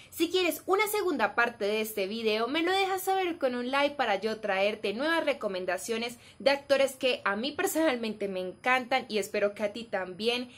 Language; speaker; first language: Spanish; native; Spanish